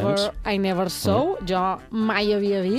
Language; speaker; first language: Catalan; native; Catalan